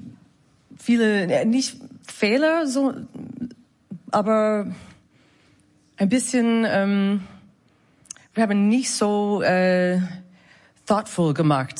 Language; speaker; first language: German; non-native, fluent; English